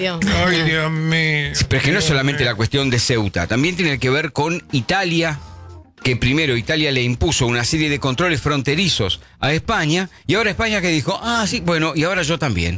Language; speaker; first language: Spanish; native; Spanish